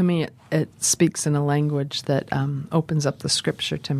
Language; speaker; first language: English; native; English